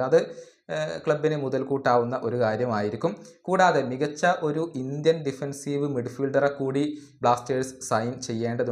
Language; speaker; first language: Malayalam; native; Malayalam